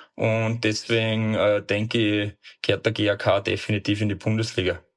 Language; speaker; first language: German; native; German